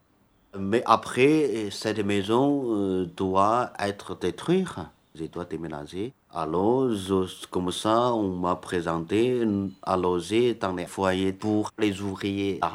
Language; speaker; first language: French; non-native, learner; Chinese